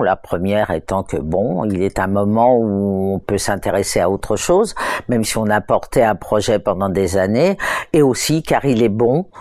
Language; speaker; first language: French; native; French